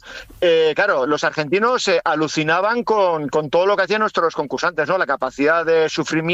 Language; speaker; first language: Spanish; native; Spanish